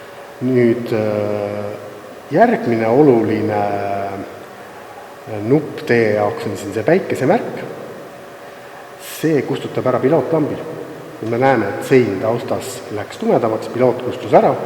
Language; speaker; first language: Estonian; native; Estonian